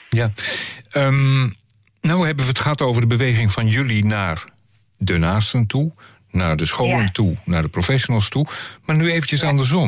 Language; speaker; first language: Dutch; native; Dutch